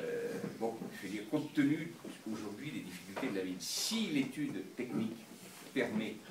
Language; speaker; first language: French; native; French